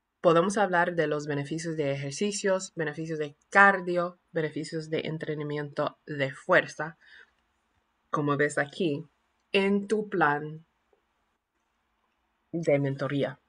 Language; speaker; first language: Spanish; non-native, fluent; English